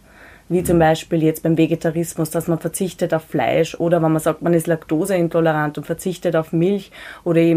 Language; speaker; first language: German; native; German